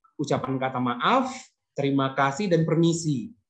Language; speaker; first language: Indonesian; native; Indonesian